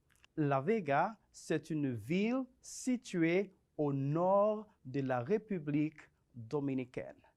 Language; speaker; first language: French; non-native, fluent; Spanish